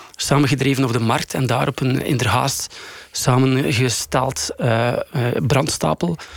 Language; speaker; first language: Dutch; native; Dutch